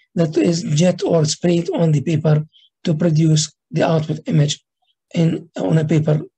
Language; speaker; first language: English; non-native, fluent; Arabic